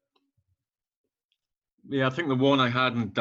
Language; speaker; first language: English; native; English